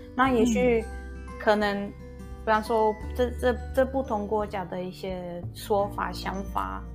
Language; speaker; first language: Chinese; non-native, fluent; Polish